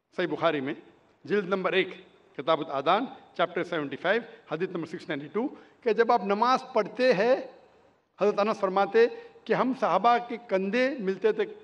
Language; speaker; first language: Hindi; non-native, local second language; Konkani